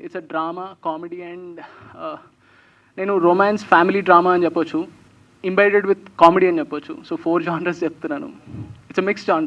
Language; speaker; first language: Telugu; native; Telugu